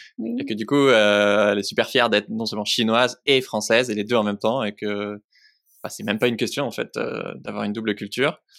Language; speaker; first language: French; native; French